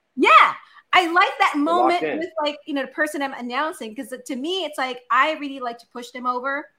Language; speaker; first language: English; non-native, local second language; Filipino